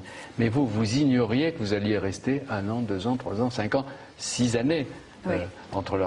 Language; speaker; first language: French; native; French